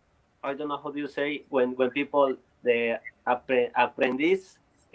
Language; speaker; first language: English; non-native, learner; Spanish